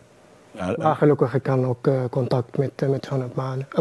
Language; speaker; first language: Dutch; non-native, learner; Arabic